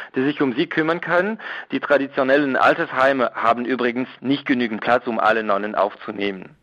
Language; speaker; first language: German; non-native, local second language; French